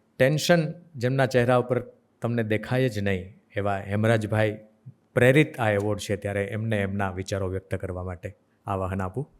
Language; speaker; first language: Gujarati; native; Gujarati